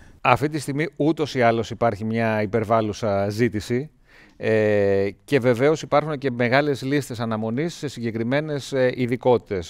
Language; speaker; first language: Greek; native; Greek